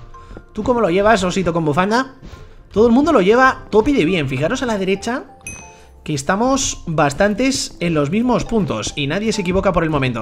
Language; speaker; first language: Spanish; native; Spanish